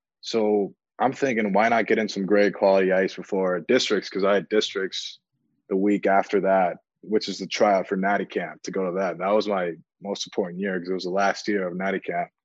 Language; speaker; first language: English; native; English